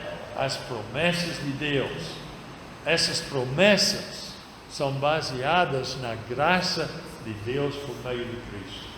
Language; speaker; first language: Portuguese; non-native, fluent; English